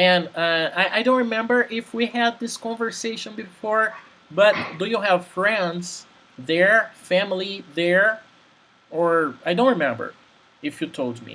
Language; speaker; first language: English; non-native, fluent; Portuguese